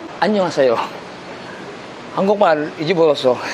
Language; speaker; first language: Korean; non-native, learner; Filipino